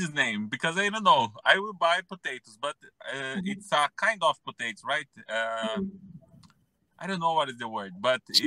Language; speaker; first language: English; non-native, learner; Portuguese